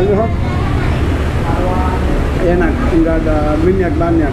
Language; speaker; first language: Indonesian; non-native, learner; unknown